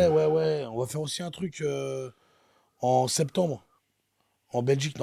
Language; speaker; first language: French; native; French